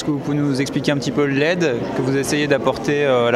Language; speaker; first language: French; native; French